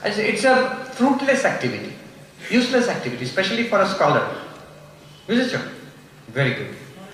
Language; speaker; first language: English; non-native, local second language; Bangla